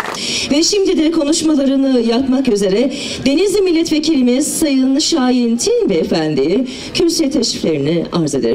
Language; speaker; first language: Turkish; native; Turkish